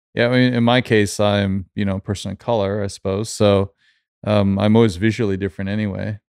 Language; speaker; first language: English; native; English